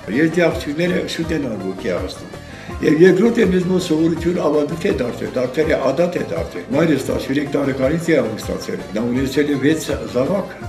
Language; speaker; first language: Armenian; non-native, local second language; Kurdish